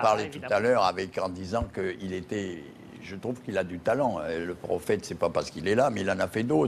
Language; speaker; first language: French; native; French